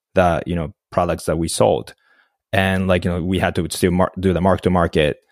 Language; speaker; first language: English; non-native, fluent; Japanese